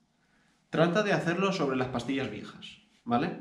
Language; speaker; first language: Spanish; native; Spanish